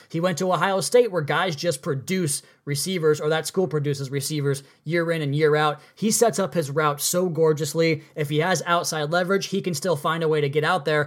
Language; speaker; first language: English; native; English